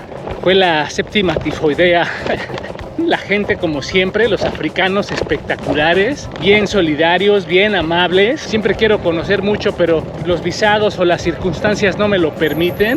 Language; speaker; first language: Spanish; native; Spanish